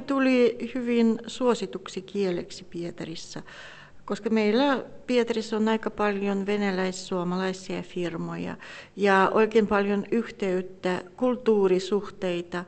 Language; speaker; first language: Finnish; non-native, fluent; Russian